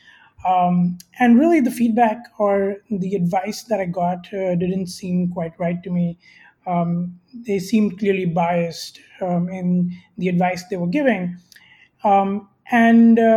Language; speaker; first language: English; non-native, local second language; Hindi